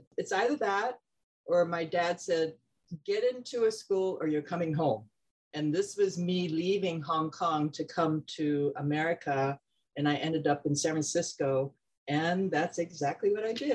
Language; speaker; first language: English; non-native, local second language; Cantonese